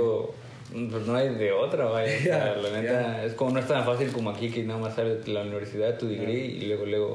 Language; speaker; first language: Spanish; native; Spanish